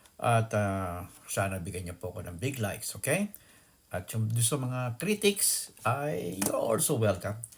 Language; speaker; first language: Filipino; native; Filipino